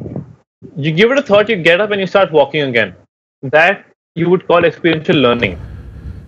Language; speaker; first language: English; non-native, local second language; Hindi